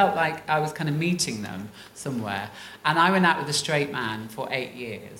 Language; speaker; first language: English; native; English